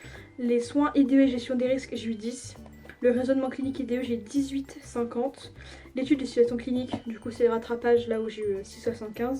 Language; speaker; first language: French; native; French